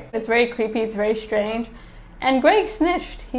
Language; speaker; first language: English; native; English